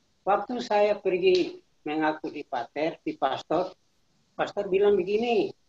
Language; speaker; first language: Indonesian; non-native, local second language; Tetum